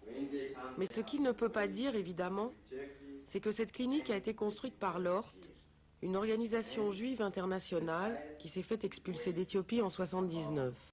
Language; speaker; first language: French; native; French